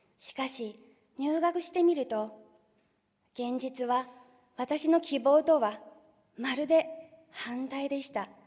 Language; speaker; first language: Japanese; non-native, fluent; Chinese